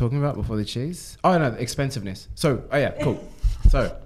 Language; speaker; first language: English; native; English